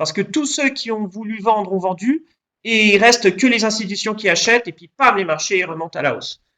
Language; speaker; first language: French; native; French